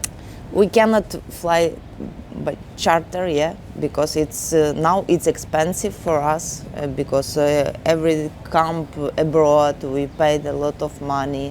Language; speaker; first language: English; non-native, learner; Ukrainian